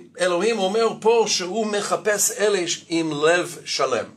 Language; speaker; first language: Hebrew; non-native, fluent; English